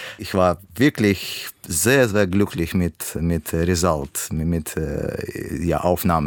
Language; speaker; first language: German; non-native, learner; Russian